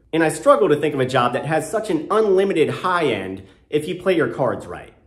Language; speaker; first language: English; native; English